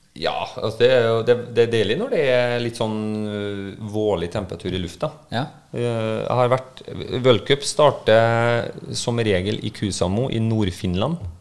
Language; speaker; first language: Norwegian; native; Norwegian